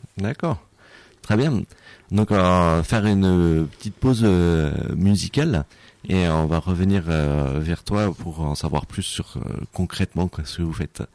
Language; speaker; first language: French; native; French